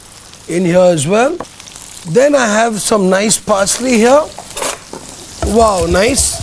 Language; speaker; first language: English; non-native, local second language; Hindi